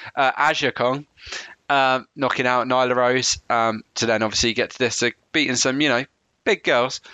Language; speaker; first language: English; native; English